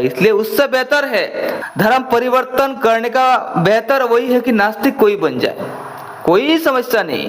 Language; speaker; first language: Hindi; non-native, local second language; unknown